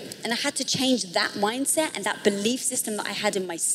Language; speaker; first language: English; native; English